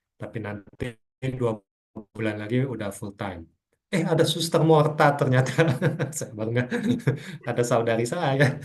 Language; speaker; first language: Indonesian; native; Indonesian